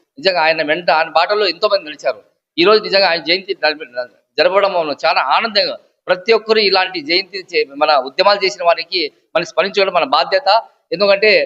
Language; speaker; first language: Telugu; native; Telugu